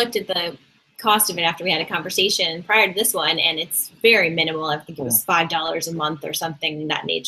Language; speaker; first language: English; native; English